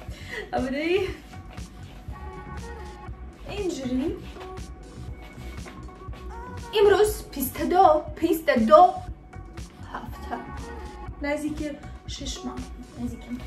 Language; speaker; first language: Persian; non-native, learner; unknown